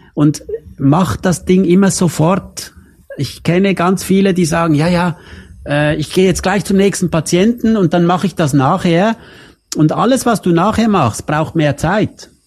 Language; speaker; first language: German; native; German